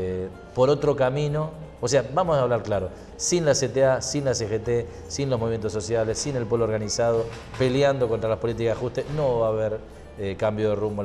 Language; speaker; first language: Spanish; native; Spanish